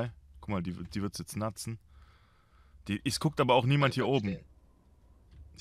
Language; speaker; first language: German; native; German